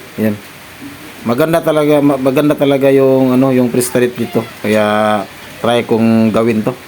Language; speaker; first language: Filipino; non-native, local second language; Cebuano